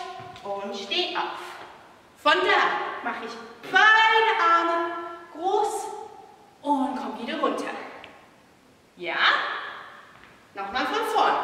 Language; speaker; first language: German; non-native, fluent; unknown